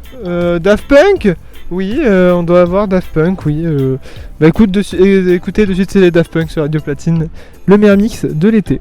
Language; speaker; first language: French; native; French